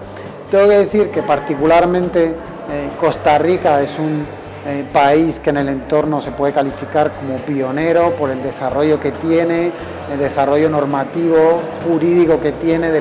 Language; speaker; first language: Spanish; native; Spanish